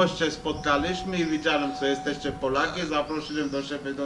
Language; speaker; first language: Polish; non-native, fluent; Armenian